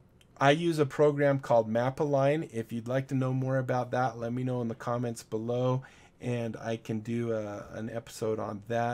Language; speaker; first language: English; native; English